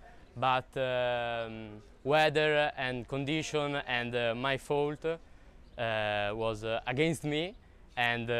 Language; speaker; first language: English; non-native, learner; Italian